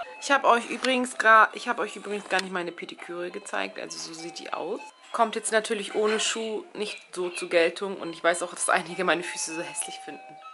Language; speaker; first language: German; early bilingual, other home language; Turkish